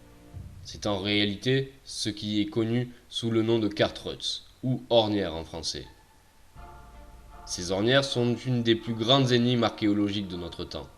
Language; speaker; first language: French; native; French